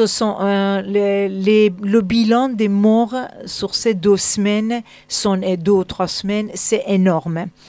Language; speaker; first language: French; non-native, fluent; Persian